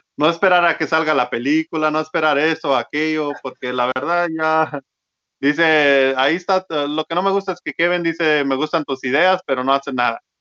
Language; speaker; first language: Spanish; early bilingual, heritage; Spanish